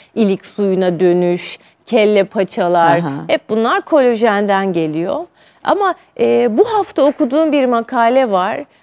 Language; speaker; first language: Turkish; native; Turkish